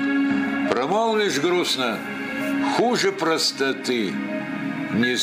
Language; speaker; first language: Russian; native; Russian